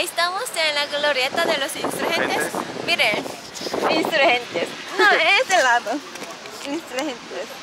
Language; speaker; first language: Spanish; non-native, learner; Korean